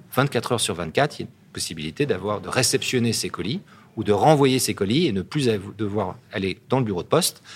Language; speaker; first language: French; native; French